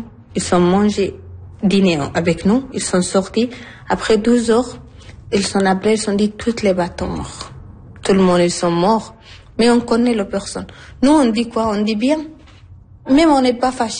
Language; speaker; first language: French; non-native, learner; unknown